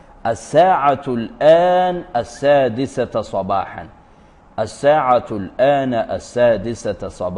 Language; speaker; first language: Arabic; non-native, fluent; Urdu